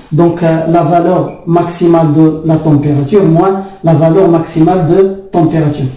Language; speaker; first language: French; non-native, local second language; Arabic